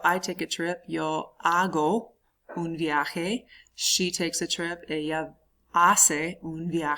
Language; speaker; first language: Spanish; non-native, fluent; English